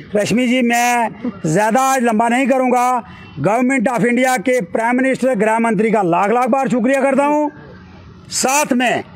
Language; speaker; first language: Hindi; native; Hindi